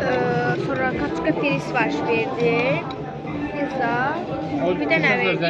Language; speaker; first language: Turkish; non-native, local second language; Azerbaijani